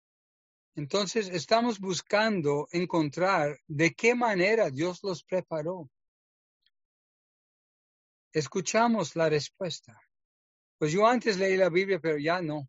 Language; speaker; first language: Spanish; non-native, fluent; English